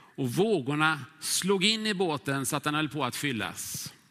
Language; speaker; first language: Swedish; native; Swedish